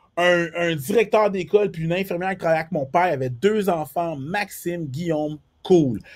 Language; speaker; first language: French; early bilingual, other home language; Haitian Creole